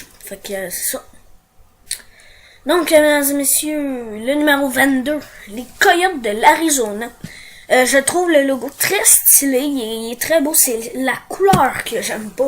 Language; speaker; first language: French; native; French